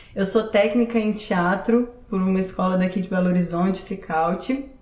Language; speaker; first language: Portuguese; native; Portuguese